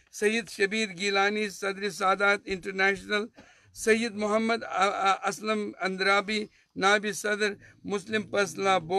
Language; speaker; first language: Urdu; non-native, local second language; Kashmiri